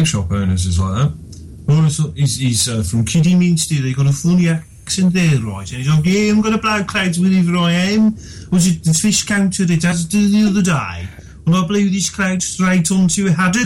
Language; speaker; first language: English; native; English